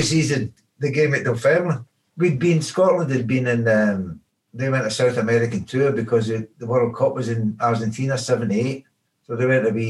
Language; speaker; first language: English; native; English